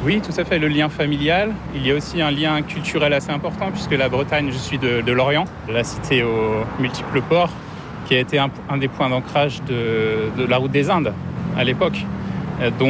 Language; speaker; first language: French; native; French